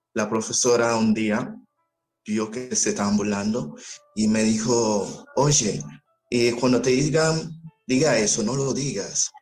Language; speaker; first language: Spanish; early bilingual, other home language; Haitian Creole